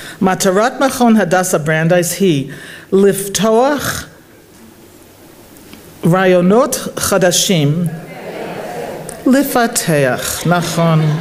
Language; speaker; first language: Hebrew; non-native, fluent; English